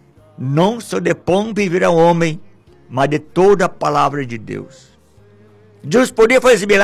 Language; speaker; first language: Portuguese; native; Portuguese